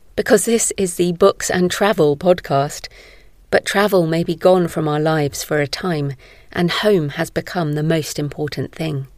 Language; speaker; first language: English; native; English